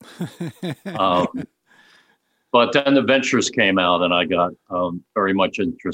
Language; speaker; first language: English; native; English